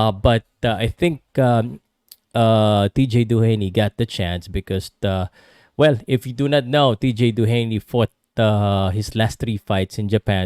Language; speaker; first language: English; non-native, local second language; Filipino